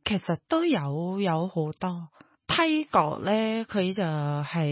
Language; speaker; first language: Cantonese; non-native, fluent; Thai